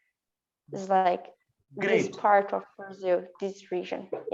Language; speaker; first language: English; non-native, learner; Portuguese